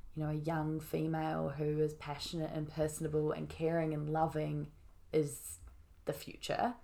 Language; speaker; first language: English; native; English